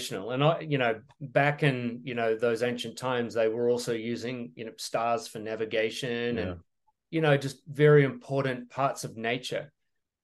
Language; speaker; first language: English; native; English